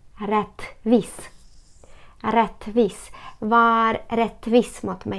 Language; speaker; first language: Swedish; non-native, learner; Ukrainian